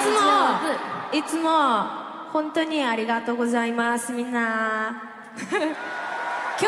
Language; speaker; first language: Japanese; non-native, fluent; Korean